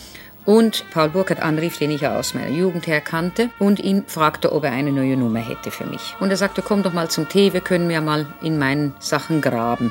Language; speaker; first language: German; native; German